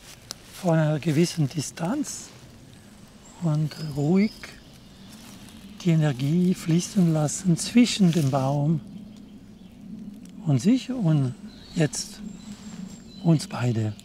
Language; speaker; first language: German; non-native, local second language; French